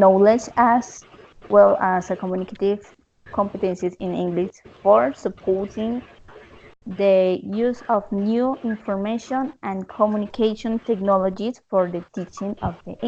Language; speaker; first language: English; non-native, learner; Spanish